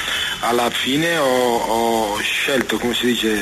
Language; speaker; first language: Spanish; non-native, learner; Italian